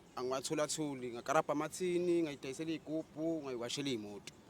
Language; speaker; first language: Zulu; native; Zulu